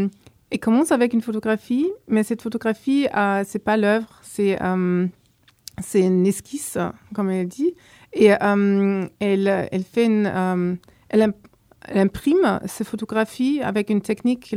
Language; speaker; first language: French; non-native, fluent; German